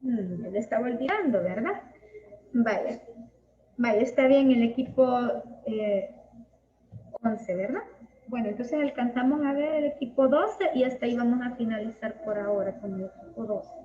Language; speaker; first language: Spanish; native; Spanish